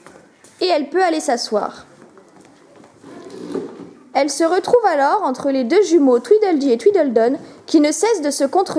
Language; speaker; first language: French; native; French